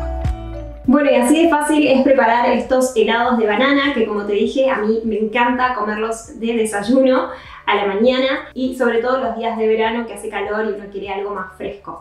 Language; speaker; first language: Spanish; native; Spanish